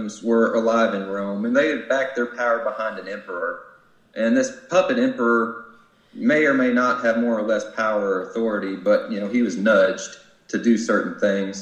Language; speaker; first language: English; native; English